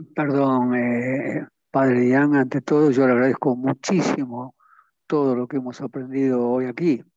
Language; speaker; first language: Spanish; native; Spanish